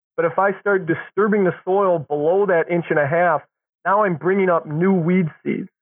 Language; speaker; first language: English; native; English